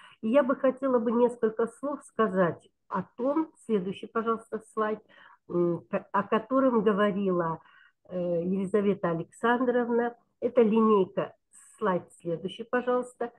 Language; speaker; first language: Russian; non-native, local second language; Kyrgyz